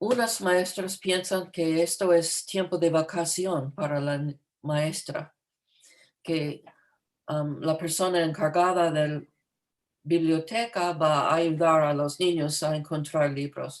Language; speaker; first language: Spanish; non-native, fluent; English